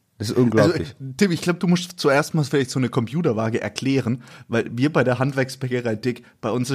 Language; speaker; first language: German; native; German